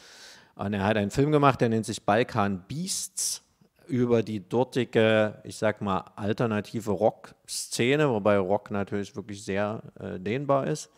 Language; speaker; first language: German; native; German